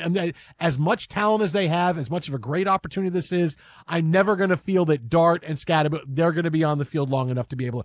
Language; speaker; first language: English; native; English